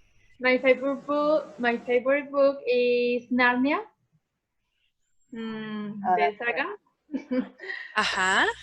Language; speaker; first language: English; non-native, learner; Spanish